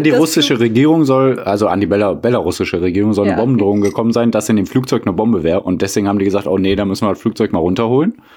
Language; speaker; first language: German; native; German